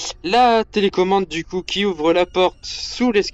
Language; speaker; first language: French; native; French